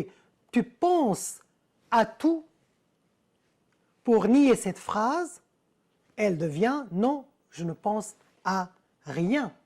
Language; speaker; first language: French; non-native, fluent; Arabic